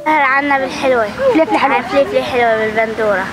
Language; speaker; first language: Arabic; native; Arabic